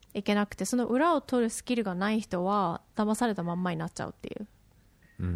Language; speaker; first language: Japanese; early bilingual, heritage; Japanese